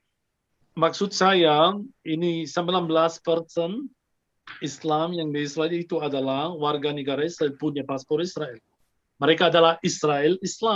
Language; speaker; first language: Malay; non-native, fluent; Arabic